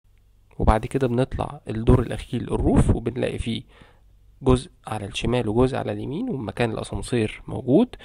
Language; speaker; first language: Arabic; native; Arabic